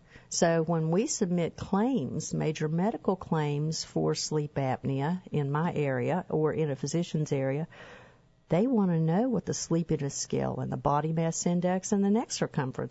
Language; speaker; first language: English; native; English